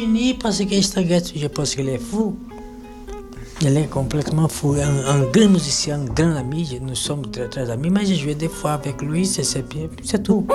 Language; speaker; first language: French; non-native, learner; Portuguese